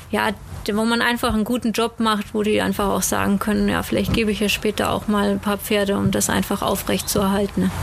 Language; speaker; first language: German; native; German